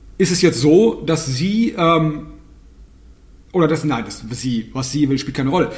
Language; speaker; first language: German; native; German